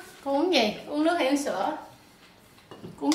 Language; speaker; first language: German; non-native, learner; Vietnamese